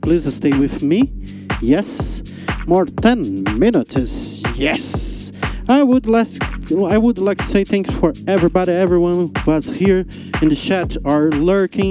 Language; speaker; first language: English; non-native, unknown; Portuguese